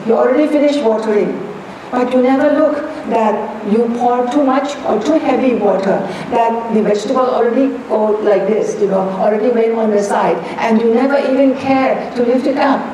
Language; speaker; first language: English; non-native, fluent; Thai